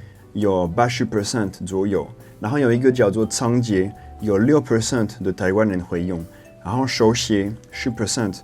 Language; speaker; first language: Chinese; non-native, fluent; French